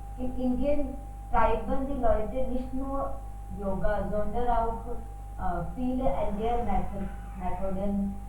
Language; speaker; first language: German; non-native, learner; Hindi